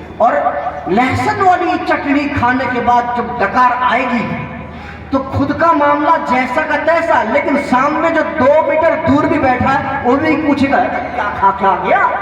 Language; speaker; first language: Urdu; non-native, local second language; Bangla